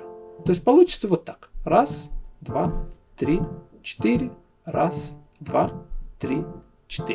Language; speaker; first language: Russian; native; Russian